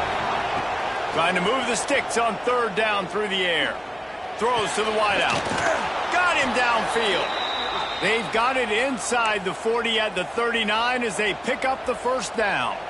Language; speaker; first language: English; native; English